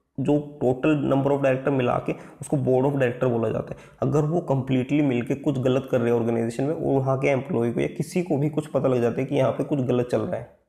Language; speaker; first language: Hindi; native; Hindi